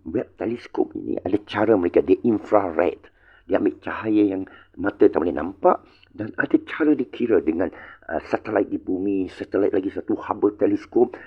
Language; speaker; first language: Malay; non-native, local second language; Chinese